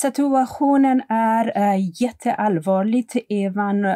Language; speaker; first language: Swedish; non-native, fluent; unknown